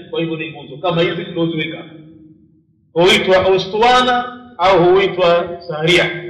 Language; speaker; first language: Swahili; native; Swahili